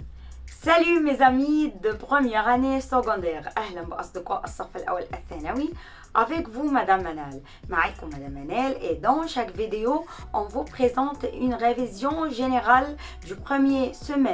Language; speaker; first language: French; non-native, fluent; Arabic